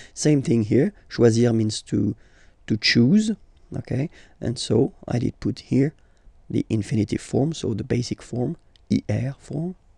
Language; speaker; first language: English; non-native, fluent; French